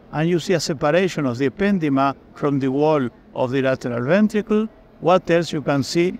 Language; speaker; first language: English; non-native, fluent; Spanish